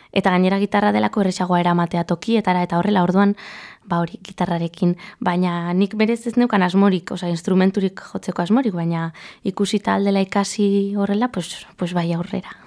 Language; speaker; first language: Basque; non-native, local second language; Spanish